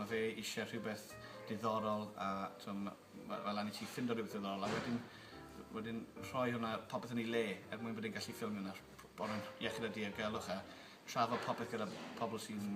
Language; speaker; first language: Welsh; native; Welsh